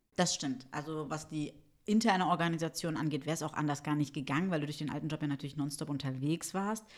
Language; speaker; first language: German; early bilingual, other home language; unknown